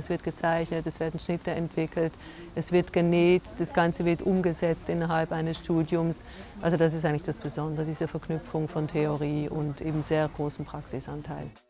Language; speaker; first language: German; native; German